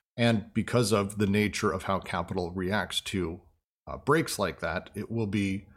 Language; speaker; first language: English; native; English